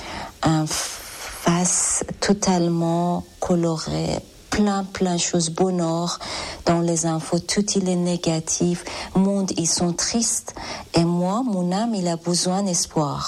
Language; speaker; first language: French; non-native, fluent; Persian